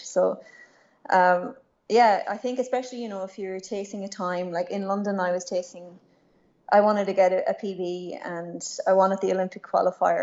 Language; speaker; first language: English; native; English